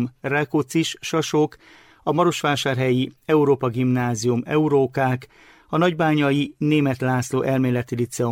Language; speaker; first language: Hungarian; native; Hungarian